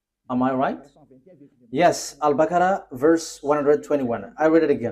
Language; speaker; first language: English; non-native, fluent; Malagasy